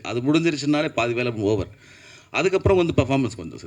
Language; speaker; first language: Tamil; native; Tamil